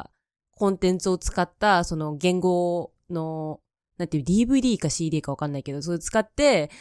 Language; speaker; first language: Japanese; native; Japanese